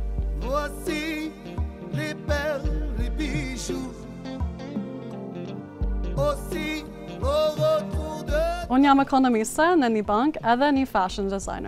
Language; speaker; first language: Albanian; non-native, learner; English